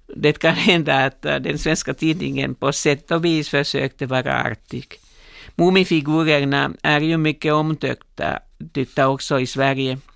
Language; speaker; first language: Swedish; non-native, local second language; Finnish